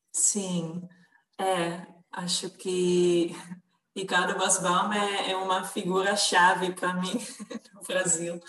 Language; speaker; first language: Portuguese; non-native, fluent; Dutch